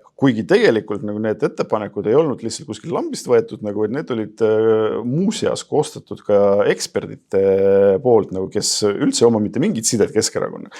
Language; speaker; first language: Estonian; non-native, local second language; Russian